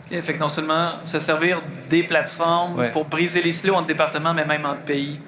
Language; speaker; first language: French; native; French